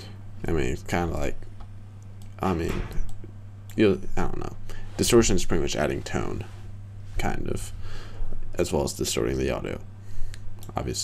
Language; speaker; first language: English; native; English